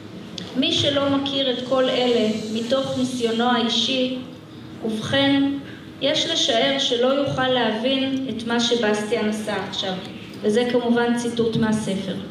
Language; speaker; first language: Hebrew; native; Hebrew